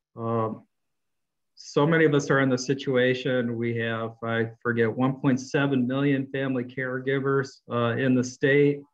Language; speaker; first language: English; native; English